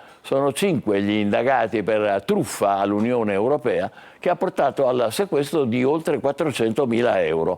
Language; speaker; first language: Italian; native; Italian